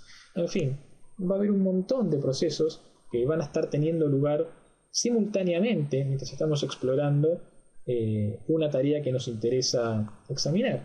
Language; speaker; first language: Spanish; native; Spanish